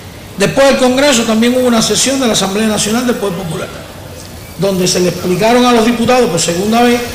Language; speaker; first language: Spanish; native; Spanish